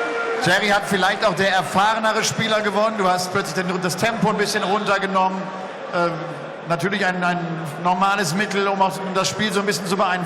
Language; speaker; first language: German; native; German